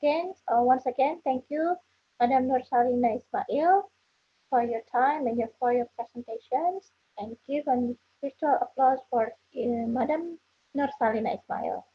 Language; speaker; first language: English; non-native, fluent; Indonesian